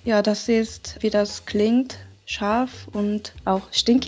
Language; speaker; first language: German; non-native, learner; Korean